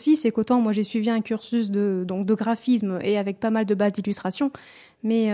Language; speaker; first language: French; native; French